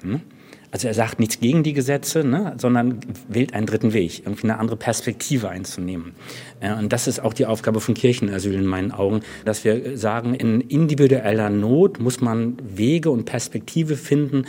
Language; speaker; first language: German; native; German